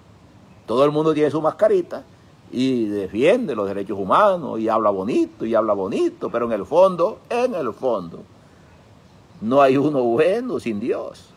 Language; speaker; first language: Spanish; native; Spanish